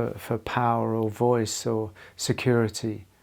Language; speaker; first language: English; native; English